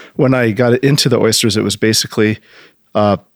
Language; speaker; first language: English; native; English